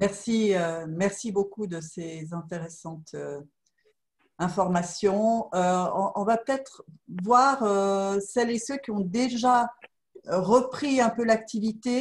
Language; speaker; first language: French; native; French